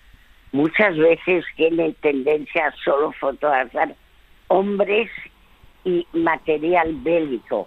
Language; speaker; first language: Spanish; early bilingual, other home language; French